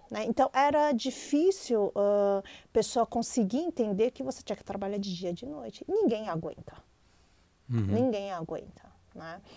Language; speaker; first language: Portuguese; early bilingual, other home language; Chinese